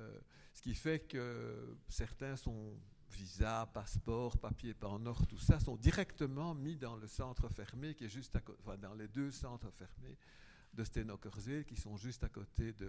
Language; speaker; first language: French; native; French